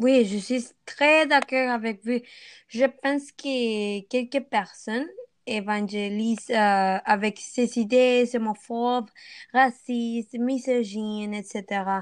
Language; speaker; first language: French; non-native, learner; Spanish